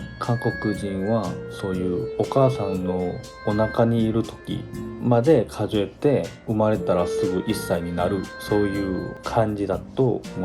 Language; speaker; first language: Japanese; non-native, fluent; Korean